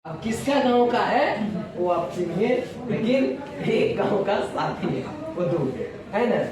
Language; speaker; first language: Hindi; non-native, local second language; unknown